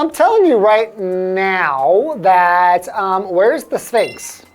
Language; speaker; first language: English; native; English